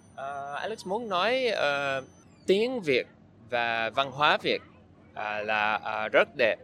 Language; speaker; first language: Vietnamese; non-native, learner; English